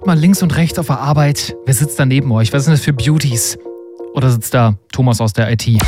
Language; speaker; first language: German; native; German